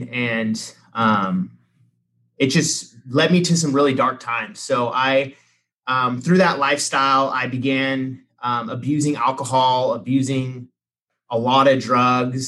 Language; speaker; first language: English; native; English